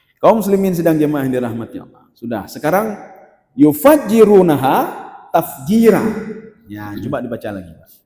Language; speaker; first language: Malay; non-native, local second language; Achinese